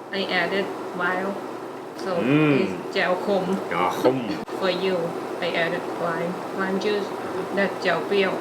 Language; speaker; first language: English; non-native, fluent; Thai